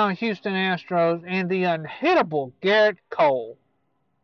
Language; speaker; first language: English; native; English